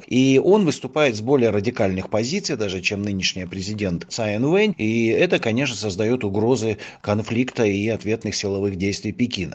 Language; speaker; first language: Russian; native; Russian